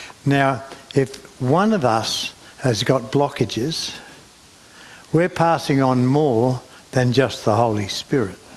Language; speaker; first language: English; native; English